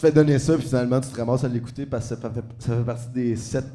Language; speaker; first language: French; native; French